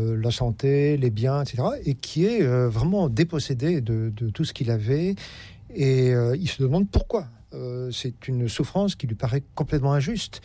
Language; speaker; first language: French; native; French